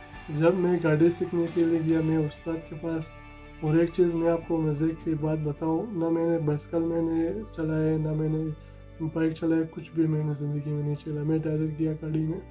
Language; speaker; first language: Hindi; non-native, fluent; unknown